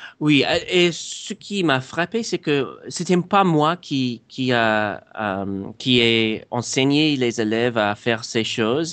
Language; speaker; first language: French; non-native, fluent; English